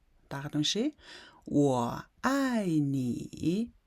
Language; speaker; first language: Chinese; non-native, fluent; Mongolian